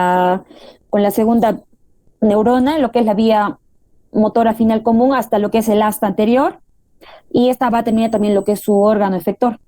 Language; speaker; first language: Spanish; native; Spanish